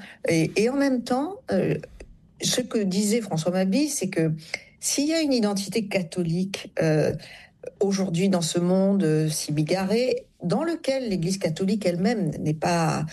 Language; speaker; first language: French; native; French